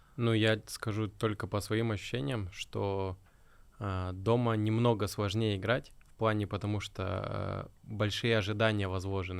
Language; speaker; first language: Russian; native; Russian